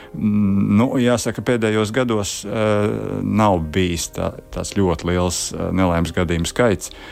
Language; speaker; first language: Latvian; native; Latvian